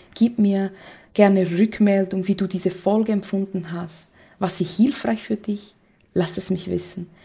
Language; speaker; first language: German; non-native, fluent; Portuguese